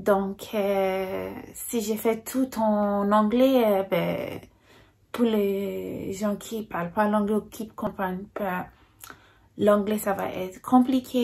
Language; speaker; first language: French; non-native, fluent; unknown